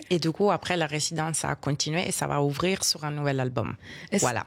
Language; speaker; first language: French; non-native, fluent; Italian